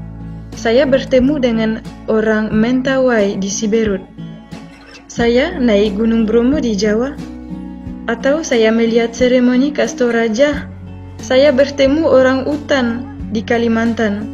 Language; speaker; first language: Indonesian; non-native, fluent; French